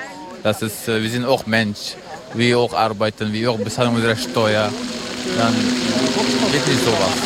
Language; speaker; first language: German; non-native, learner; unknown